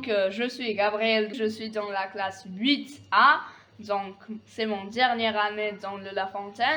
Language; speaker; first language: French; non-native, fluent; Polish